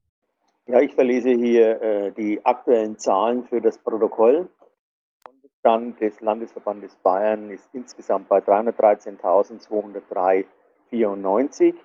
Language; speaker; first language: German; native; German